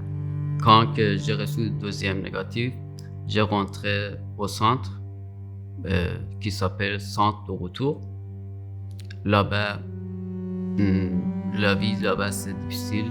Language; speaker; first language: French; non-native, learner; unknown